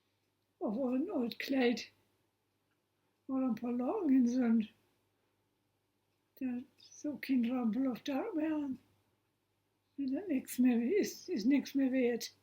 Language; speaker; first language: German; non-native, local second language; Low German